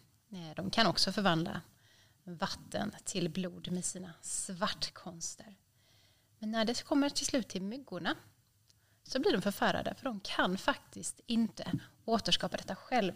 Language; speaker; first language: Swedish; native; Swedish